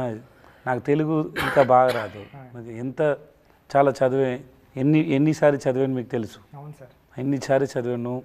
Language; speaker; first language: Telugu; non-native, learner; Tamil